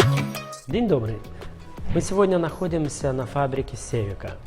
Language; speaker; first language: Russian; native; Russian